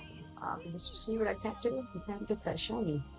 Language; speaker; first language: English; native; English